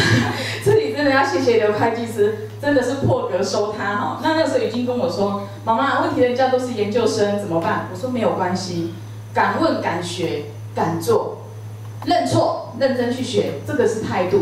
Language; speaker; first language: Chinese; native; Chinese